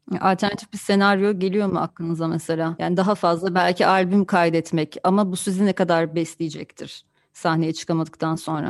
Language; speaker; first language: Turkish; native; Turkish